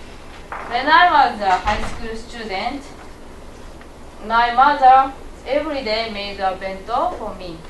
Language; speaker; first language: English; non-native, learner; Japanese